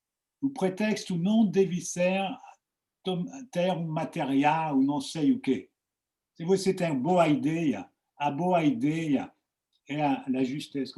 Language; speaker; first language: Portuguese; non-native, fluent; French